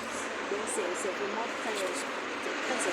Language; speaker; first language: French; non-native, fluent; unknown